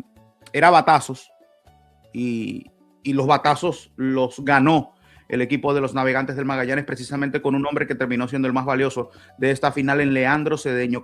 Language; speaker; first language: Spanish; native; Spanish